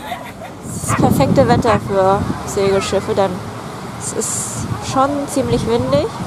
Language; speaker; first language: German; native; German